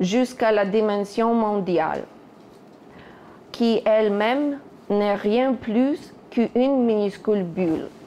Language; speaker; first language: French; non-native, fluent; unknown